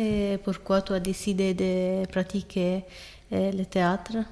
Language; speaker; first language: French; non-native, learner; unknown